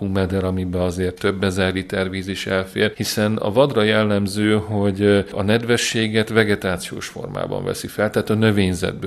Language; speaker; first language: Hungarian; native; Hungarian